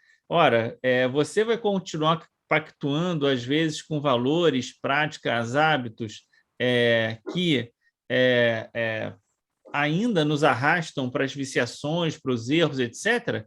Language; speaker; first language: Portuguese; native; Portuguese